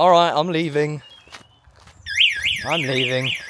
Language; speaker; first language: English; native; English